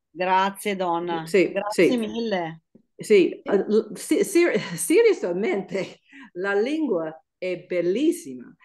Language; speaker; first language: Italian; non-native, learner; English